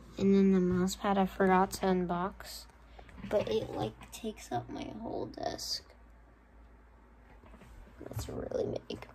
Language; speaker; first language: English; native; English